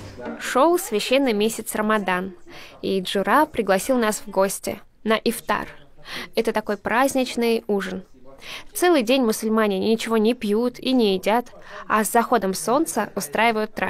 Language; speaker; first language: Russian; native; Russian